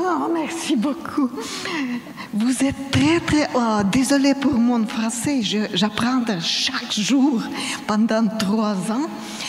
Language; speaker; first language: French; non-native, learner; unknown